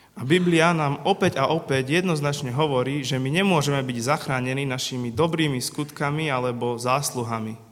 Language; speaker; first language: Slovak; native; Slovak